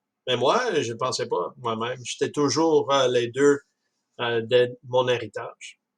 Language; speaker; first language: French; non-native, fluent; English